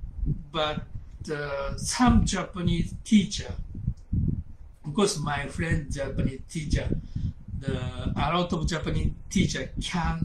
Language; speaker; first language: English; non-native, learner; Japanese